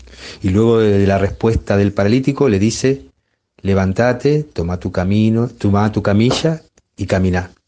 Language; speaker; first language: Spanish; native; Spanish